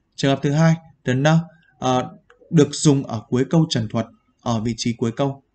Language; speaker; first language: Vietnamese; native; Vietnamese